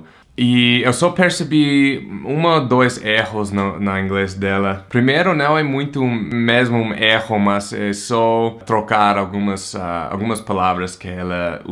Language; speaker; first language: Portuguese; non-native, fluent; English